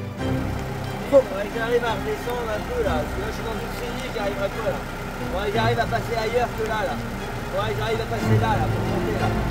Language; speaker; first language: French; native; French